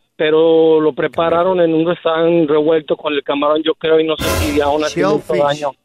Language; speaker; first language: Spanish; native; Spanish